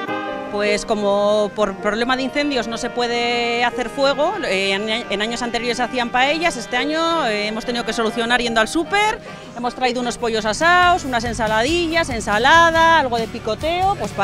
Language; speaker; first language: Spanish; native; Spanish